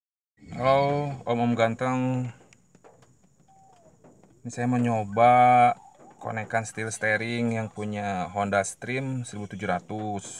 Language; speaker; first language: Indonesian; native; Indonesian